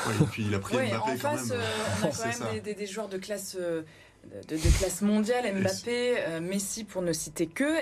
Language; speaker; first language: French; native; French